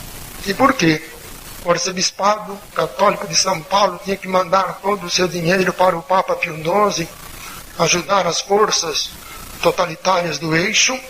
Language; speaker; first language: Portuguese; native; Portuguese